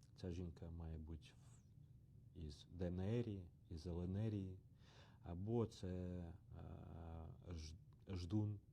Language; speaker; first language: Ukrainian; non-native, learner; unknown